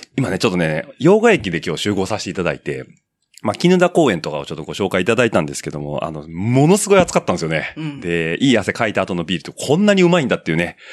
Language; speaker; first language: Japanese; native; Japanese